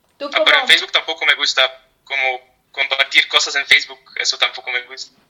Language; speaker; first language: Spanish; non-native, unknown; Dutch